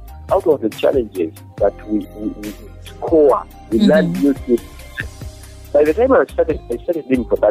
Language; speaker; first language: English; non-native, local second language; Ganda